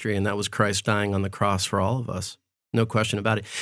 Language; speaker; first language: English; early bilingual, other home language; Spanish